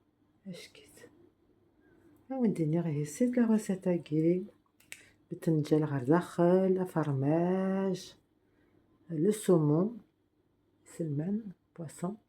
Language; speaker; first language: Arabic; non-native, local second language; Kabyle